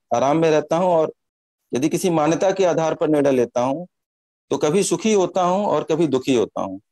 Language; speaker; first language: Hindi; native; Hindi